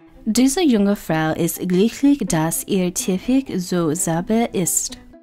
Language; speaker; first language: German; non-native, fluent; English